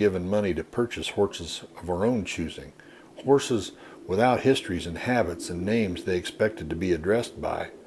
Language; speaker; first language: English; native; English